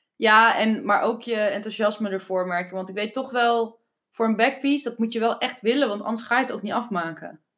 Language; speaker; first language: Dutch; native; Dutch